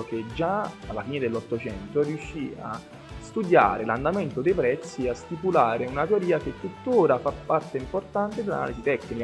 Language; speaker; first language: Italian; native; Italian